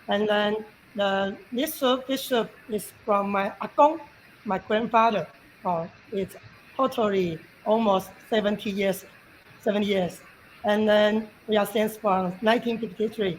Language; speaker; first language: English; non-native, learner; Chinese